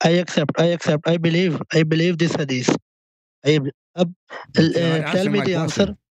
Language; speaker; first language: English; non-native, local second language; Punjabi